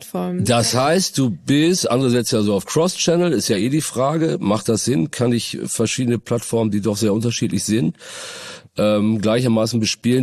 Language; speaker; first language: German; native; German